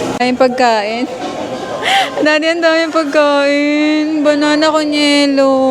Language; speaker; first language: Filipino; non-native, local second language; Waray